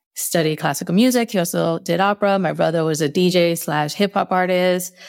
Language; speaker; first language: English; early bilingual, other home language; Spanish